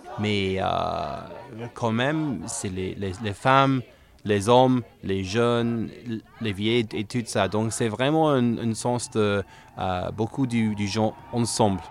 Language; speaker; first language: French; non-native, fluent; English